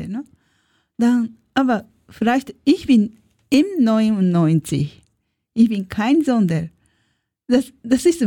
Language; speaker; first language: German; non-native, learner; Japanese